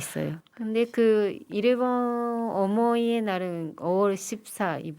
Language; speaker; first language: Korean; non-native, fluent; Japanese